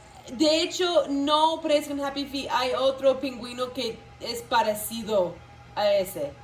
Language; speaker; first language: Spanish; non-native, local second language; English